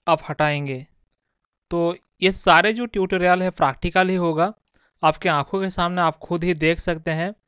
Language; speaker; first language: Hindi; non-native, local second language; Bangla